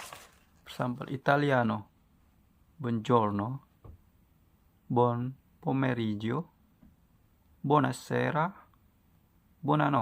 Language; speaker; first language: Italian; non-native, learner; Indonesian